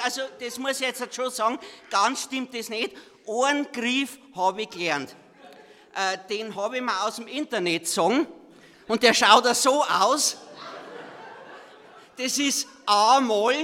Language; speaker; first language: German; native; German